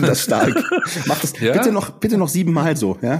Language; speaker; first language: German; native; German